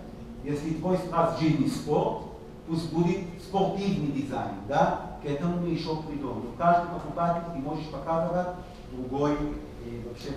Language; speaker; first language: Russian; non-native, learner; Hebrew